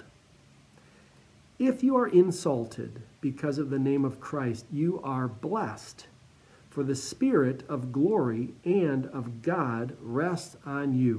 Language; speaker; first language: English; native; English